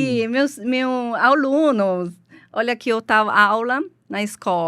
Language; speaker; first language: Portuguese; non-native, learner; Chinese